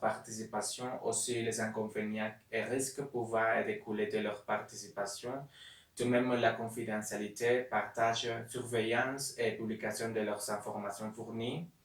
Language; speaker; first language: French; non-native, learner; Spanish